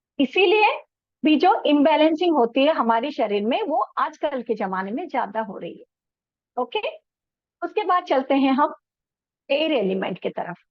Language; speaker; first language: Hindi; non-native, local second language; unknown